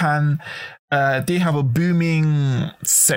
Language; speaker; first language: English; native; English